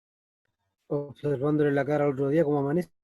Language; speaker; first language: Spanish; native; Spanish